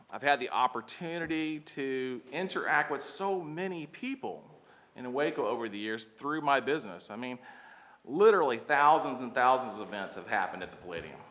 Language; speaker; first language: English; native; English